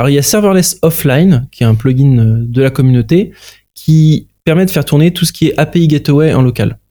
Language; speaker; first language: French; native; French